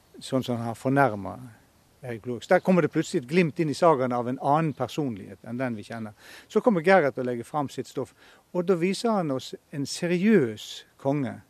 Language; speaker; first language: Norwegian; native; Norwegian